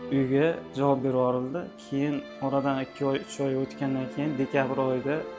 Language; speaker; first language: Uzbek; native; Uzbek